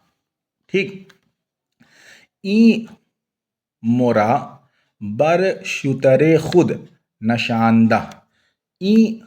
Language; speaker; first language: Persian; non-native, fluent; Urdu